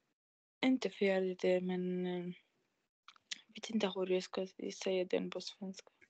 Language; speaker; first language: Swedish; non-native, learner; Arabic